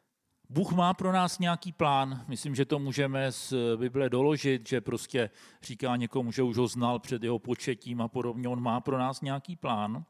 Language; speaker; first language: Czech; native; Czech